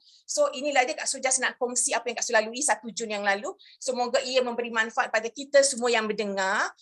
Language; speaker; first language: Malay; native; Malay